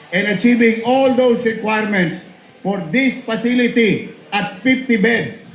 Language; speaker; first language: English; non-native, local second language; Filipino